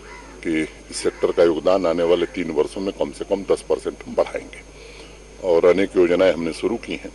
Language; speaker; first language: Hindi; native; Hindi